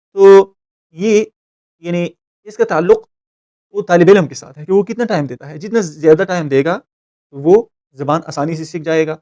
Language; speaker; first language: Urdu; non-native, local second language; Pashto